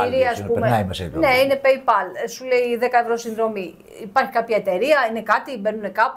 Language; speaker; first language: Greek; native; Greek